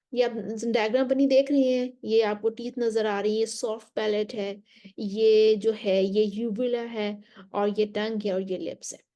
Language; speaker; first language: Urdu; native; Urdu